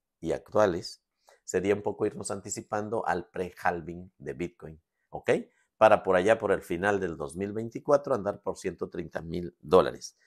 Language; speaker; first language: Spanish; native; Spanish